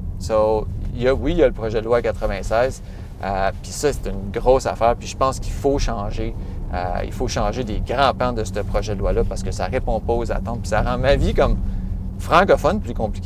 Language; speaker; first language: French; native; French